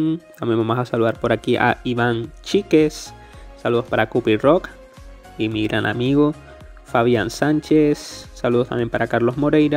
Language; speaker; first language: Spanish; native; Spanish